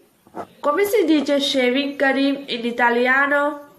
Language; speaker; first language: Italian; non-native, fluent; Urdu